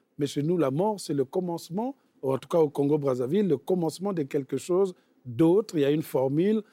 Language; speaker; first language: French; non-native, local second language; Bembe